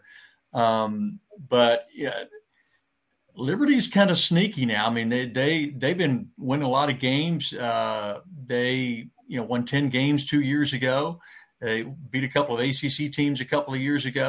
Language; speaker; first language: English; native; English